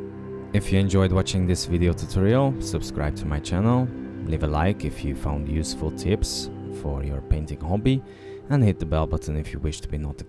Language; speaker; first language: English; non-native, fluent; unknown